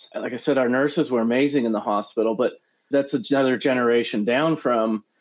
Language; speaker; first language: English; native; English